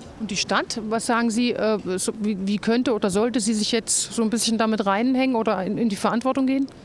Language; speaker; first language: German; native; German